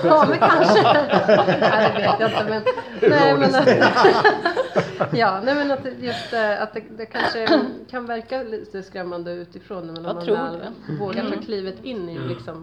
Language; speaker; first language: Swedish; native; Swedish